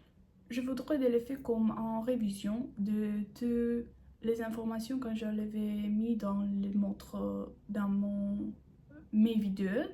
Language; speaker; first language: French; non-native, learner; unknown